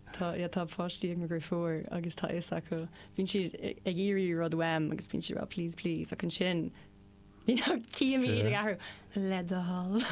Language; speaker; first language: Irish; non-native, local second language; English